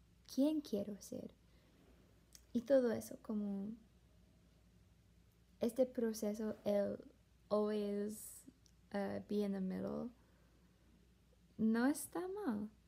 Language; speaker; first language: Spanish; non-native, fluent; English